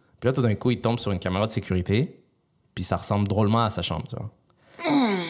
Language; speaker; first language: French; early bilingual, other home language; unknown